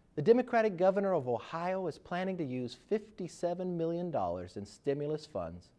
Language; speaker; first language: English; native; English